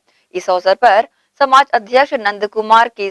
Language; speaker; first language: Hindi; native; Hindi